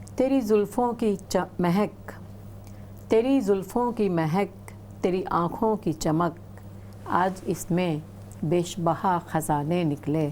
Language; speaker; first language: Urdu; native; Urdu